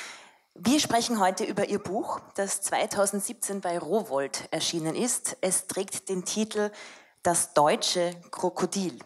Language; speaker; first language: German; native; German